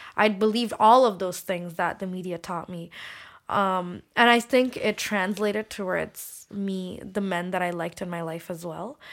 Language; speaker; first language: English; early bilingual, other home language; Bangla